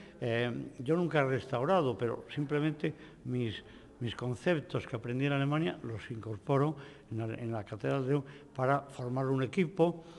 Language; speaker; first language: Spanish; native; Spanish